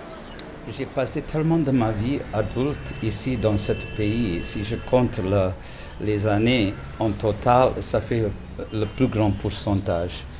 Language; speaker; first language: French; non-native, fluent; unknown